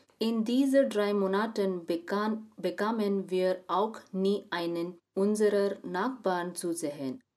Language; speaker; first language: German; non-native, learner; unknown